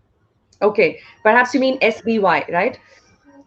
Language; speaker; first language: English; non-native, local second language; Hindi